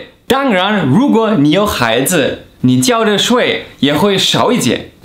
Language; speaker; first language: Chinese; non-native, fluent; German